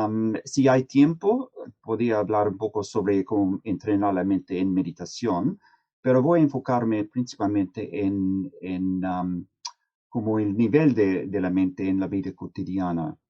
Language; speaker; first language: Spanish; non-native, fluent; English